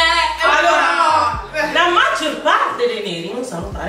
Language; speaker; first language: Italian; early bilingual, other home language; English